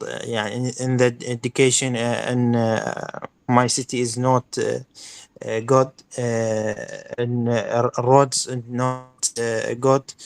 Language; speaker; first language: English; non-native, learner; Arabic